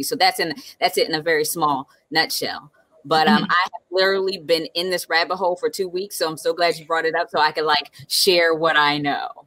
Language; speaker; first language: English; native; English